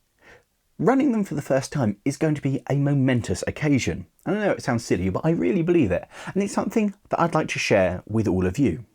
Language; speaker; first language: English; native; English